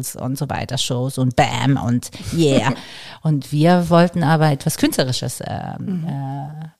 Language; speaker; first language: German; non-native, fluent; Italian